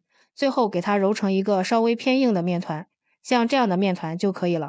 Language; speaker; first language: Chinese; native; Chinese